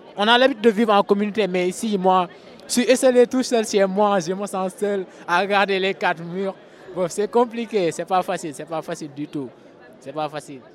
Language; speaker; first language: French; non-native, local second language; Wolof